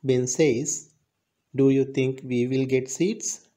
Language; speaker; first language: English; non-native, local second language; Sinhala